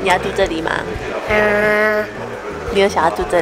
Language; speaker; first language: Chinese; native; Chinese